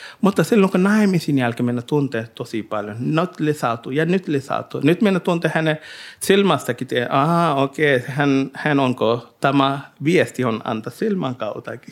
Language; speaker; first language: Finnish; non-native, learner; Hindi